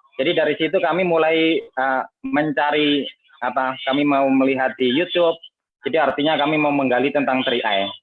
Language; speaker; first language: Indonesian; native; Indonesian